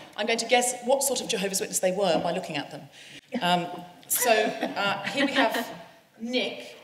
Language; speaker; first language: English; native; English